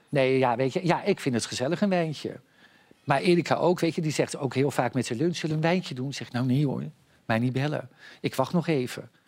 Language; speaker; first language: Dutch; native; Dutch